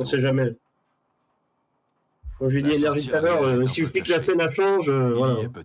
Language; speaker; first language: French; native; French